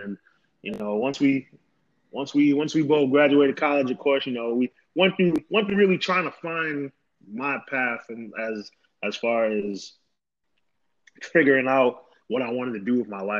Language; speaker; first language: English; native; English